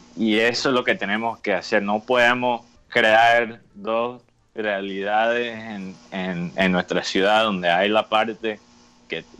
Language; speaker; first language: Spanish; non-native, fluent; English